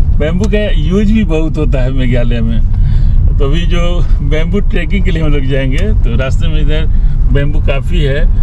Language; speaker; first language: Hindi; native; Hindi